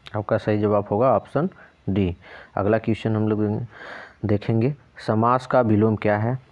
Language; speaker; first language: Hindi; native; Hindi